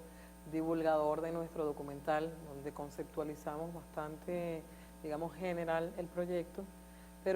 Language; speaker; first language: Spanish; native; Spanish